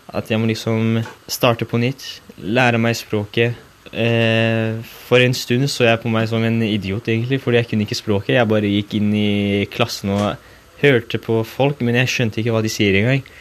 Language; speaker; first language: Norwegian; early bilingual, other home language; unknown